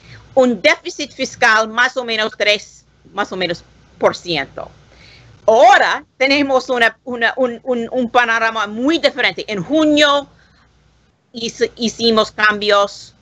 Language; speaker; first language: Spanish; non-native, learner; English